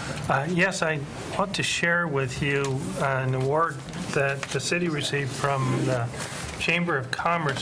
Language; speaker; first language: English; native; English